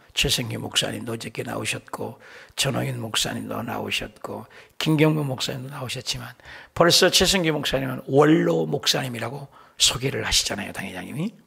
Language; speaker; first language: Korean; native; Korean